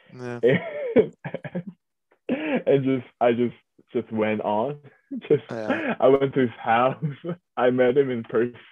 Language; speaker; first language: English; early bilingual, other home language; Korean